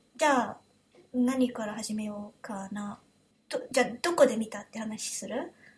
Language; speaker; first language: Japanese; early bilingual, heritage; Japanese